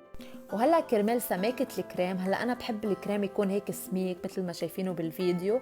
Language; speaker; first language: Arabic; native; Arabic